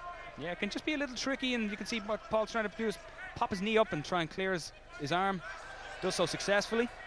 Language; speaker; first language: English; native; English